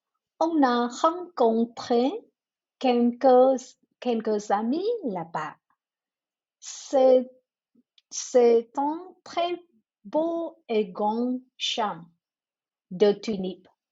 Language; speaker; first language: French; non-native, learner; Vietnamese